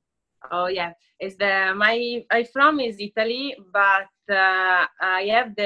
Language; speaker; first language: English; non-native, learner; Italian